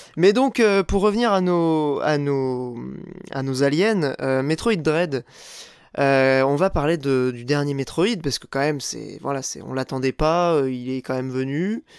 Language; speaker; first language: French; native; French